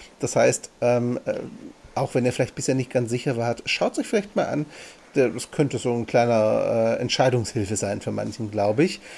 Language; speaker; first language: German; native; German